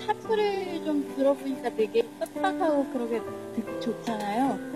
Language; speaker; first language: Korean; non-native, learner; Chinese